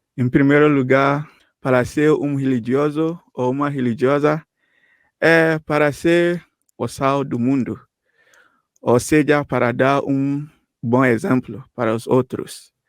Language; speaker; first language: Portuguese; non-native, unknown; Akan